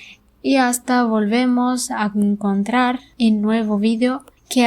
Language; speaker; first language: Spanish; non-native, learner; Arabic